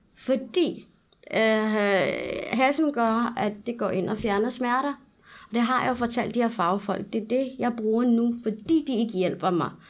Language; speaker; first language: Danish; early bilingual, other home language; Arabic